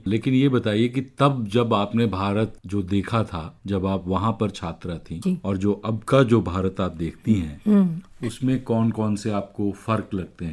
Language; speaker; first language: Hindi; native; Hindi